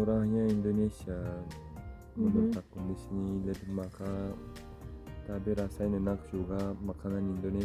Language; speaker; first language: Indonesian; non-native, learner; Turkish